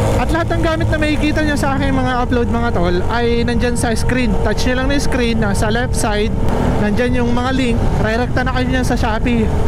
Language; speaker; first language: Filipino; non-native, local second language; Bikol